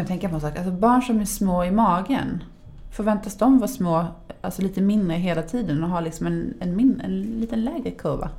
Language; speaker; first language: Swedish; native; Swedish